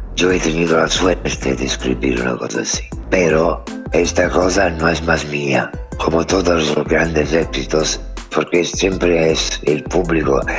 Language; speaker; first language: Spanish; non-native, fluent; Italian